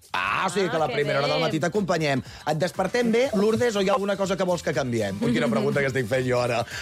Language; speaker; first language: Catalan; native; Catalan